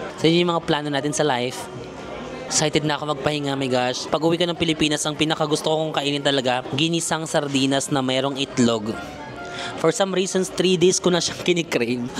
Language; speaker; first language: Filipino; non-native, local second language; Cebuano